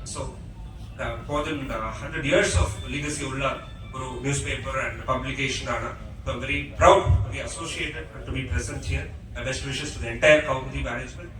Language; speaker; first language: English; non-native, local second language; Malayalam